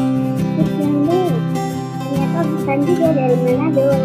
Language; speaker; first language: Indonesian; native; Indonesian